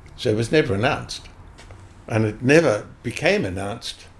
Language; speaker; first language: English; native; English